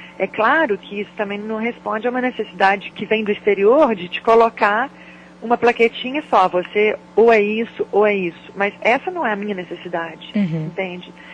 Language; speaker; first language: Portuguese; native; Portuguese